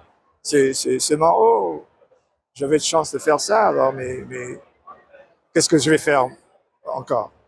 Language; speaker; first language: French; non-native, learner; English